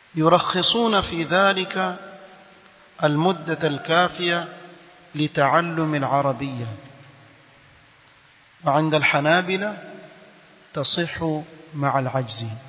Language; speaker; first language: Arabic; non-native, fluent; Swahili